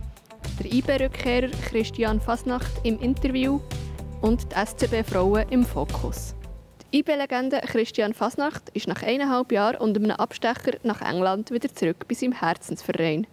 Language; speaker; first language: German; native; German